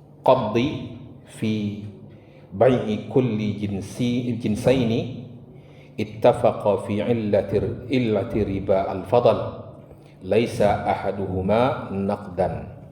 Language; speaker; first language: Arabic; non-native, fluent; Indonesian